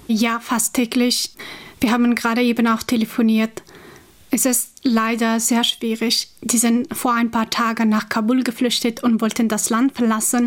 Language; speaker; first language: German; non-native, fluent; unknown